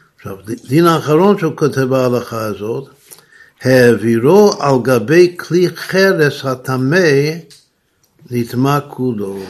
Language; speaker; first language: Hebrew; non-native, fluent; English